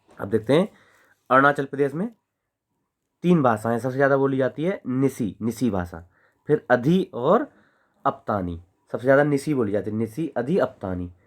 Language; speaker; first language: Hindi; native; Hindi